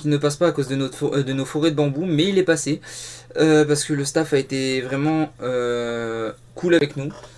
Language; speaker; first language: French; native; French